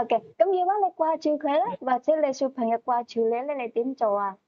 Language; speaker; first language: Cantonese; native; Cantonese